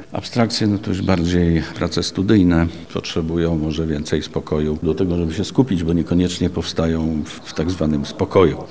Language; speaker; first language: Polish; native; Polish